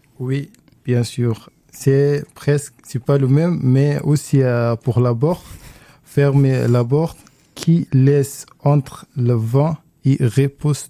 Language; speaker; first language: French; non-native, learner; Arabic